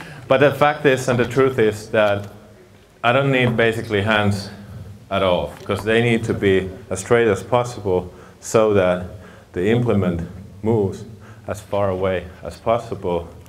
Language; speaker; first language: English; non-native, fluent; Finnish